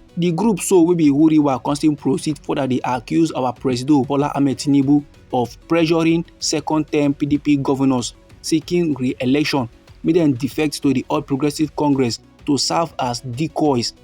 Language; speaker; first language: Nigerian Pidgin; native; Nigerian Pidgin